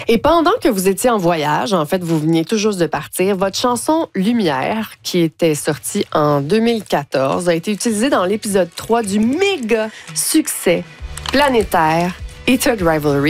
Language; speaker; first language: French; native; French